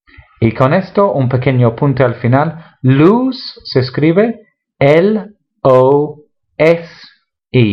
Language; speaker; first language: Spanish; non-native, fluent; English